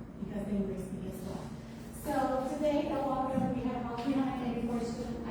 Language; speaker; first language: English; non-native, fluent; Portuguese